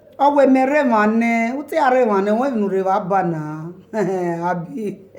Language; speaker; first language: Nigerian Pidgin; non-native, local second language; Bini